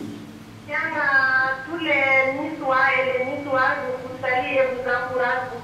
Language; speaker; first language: French; non-native, local second language; Wolof